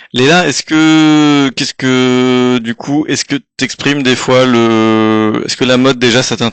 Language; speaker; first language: French; native; French